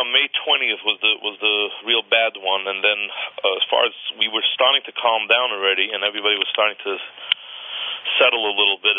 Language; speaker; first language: English; native; English